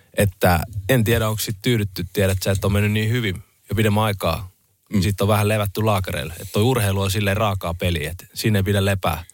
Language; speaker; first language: Finnish; early bilingual, other home language; Estonian